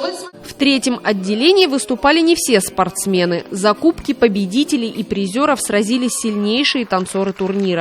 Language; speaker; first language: Russian; native; Russian